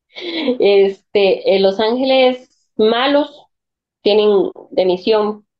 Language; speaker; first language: Spanish; native; Spanish